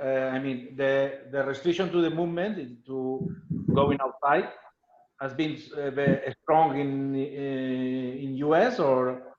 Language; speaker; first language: English; non-native, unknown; Catalan